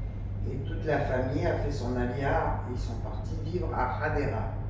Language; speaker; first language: French; native; French